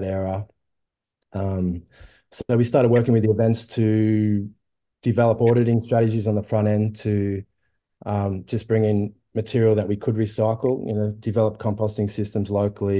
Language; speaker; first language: English; native; English